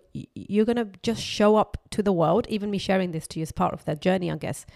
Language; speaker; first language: English; non-native, local second language; Urdu